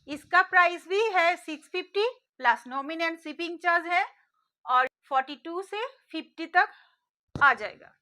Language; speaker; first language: Hindi; non-native, local second language; Bangla